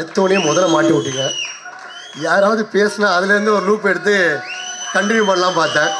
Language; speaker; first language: Tamil; native; Tamil